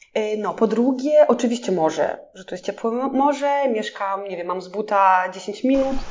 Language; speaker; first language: Polish; non-native, fluent; Russian